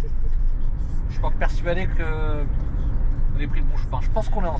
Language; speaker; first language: French; native; French